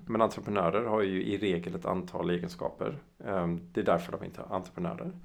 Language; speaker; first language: Swedish; early bilingual, other home language; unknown